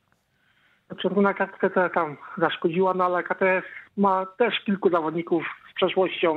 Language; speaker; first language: Polish; native; Polish